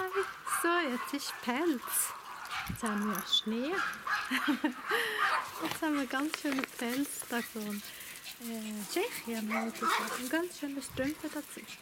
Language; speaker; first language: German; non-native, learner; Swedish